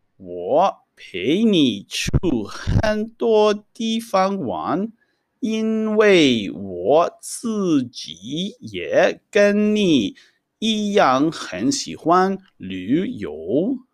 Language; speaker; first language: Chinese; non-native, fluent; Hebrew